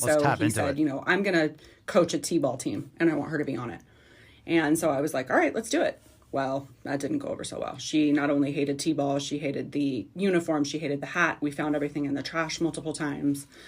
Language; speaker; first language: English; native; English